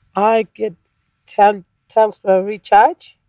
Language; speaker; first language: English; native; English